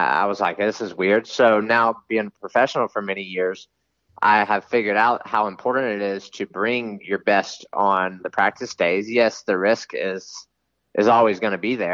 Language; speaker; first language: English; native; English